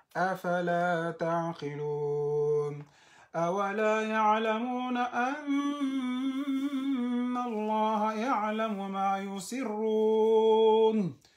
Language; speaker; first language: Arabic; non-native, fluent; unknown